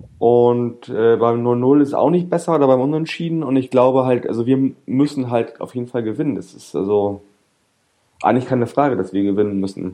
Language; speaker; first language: German; native; German